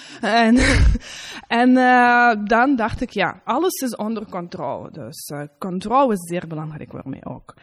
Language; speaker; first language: Dutch; non-native, learner; Russian